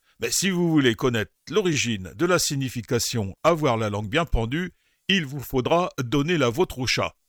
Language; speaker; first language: French; native; French